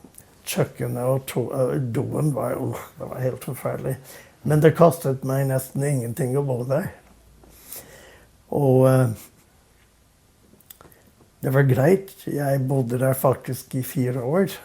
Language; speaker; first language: Norwegian; non-native, fluent; English